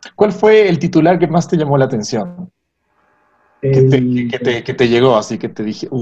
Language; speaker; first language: Spanish; native; Spanish